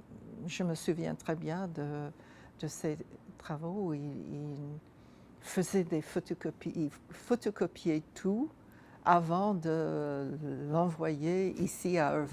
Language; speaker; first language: French; non-native, fluent; English